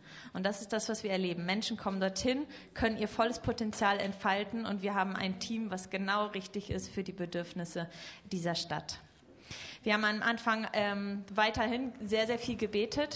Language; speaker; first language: German; native; German